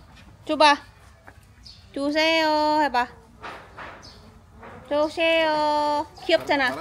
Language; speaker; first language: Korean; non-native, fluent; Indonesian